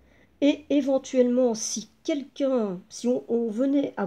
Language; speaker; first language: French; native; French